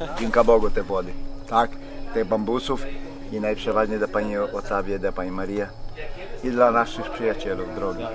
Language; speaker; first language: Polish; early bilingual, heritage; Polish